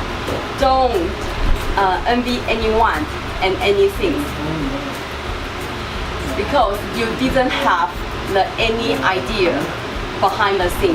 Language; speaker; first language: English; non-native, learner; Chinese